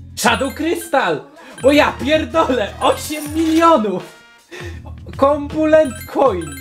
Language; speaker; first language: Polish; native; Polish